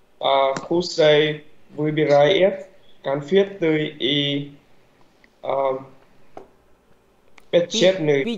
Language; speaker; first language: Russian; non-native, learner; Vietnamese